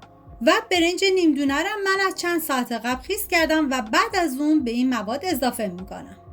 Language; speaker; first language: Persian; native; Persian